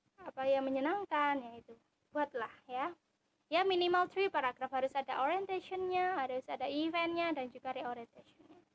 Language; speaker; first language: Indonesian; native; Indonesian